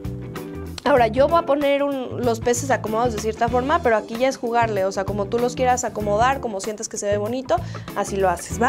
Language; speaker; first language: Spanish; native; Spanish